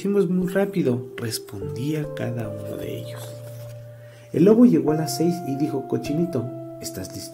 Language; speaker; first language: Spanish; native; Spanish